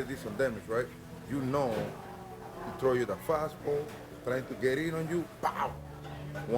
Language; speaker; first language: English; non-native, fluent; Spanish